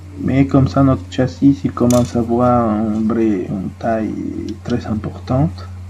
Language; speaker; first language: French; non-native, fluent; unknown